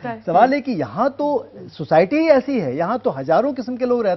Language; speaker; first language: Hindi; native; Hindi